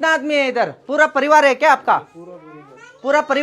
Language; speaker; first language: Hindi; non-native, local second language; Kannada